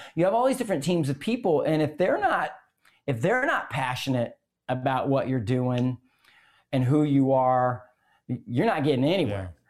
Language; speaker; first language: English; native; English